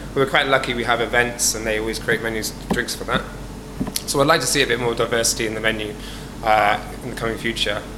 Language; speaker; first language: English; native; English